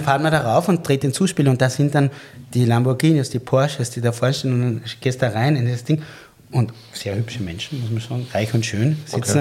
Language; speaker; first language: German; native; German